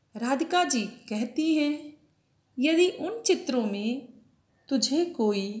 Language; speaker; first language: Hindi; native; Hindi